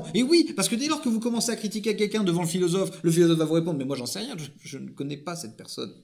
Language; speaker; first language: French; native; French